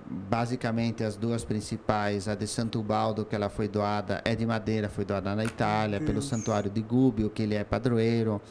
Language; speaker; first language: Portuguese; native; Portuguese